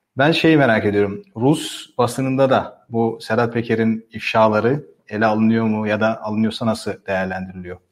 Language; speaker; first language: Turkish; native; Turkish